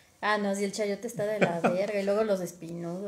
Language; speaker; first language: Spanish; native; Spanish